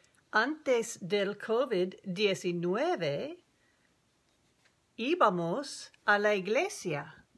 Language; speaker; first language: Spanish; non-native, fluent; English